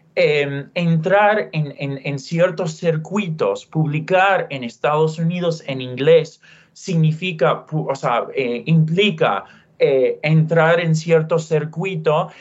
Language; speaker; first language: Spanish; non-native, fluent; English